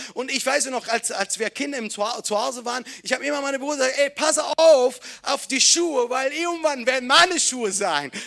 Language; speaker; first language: German; non-native, fluent; Italian